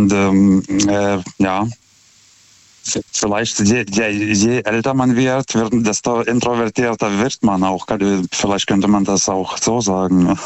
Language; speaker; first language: German; non-native, fluent; Lithuanian